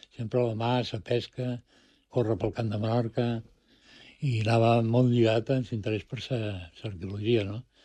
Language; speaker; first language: Catalan; non-native, local second language; Spanish